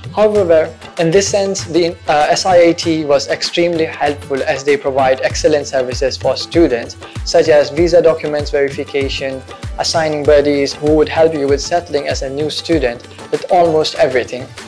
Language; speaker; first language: English; non-native, local second language; Urdu